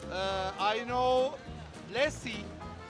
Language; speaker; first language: English; non-native, learner; Turkish